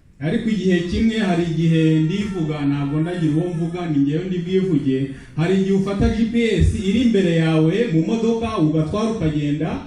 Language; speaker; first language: Kinyarwanda; native; Kinyarwanda